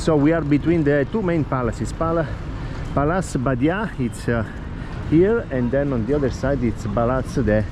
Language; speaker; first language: English; non-native, fluent; Italian